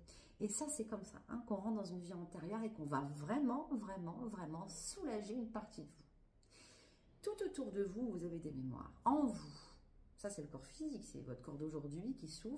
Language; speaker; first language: French; native; French